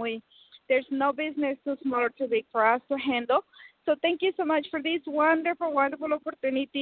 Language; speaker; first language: English; non-native, fluent; Spanish